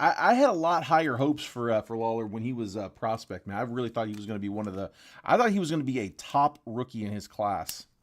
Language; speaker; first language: English; native; English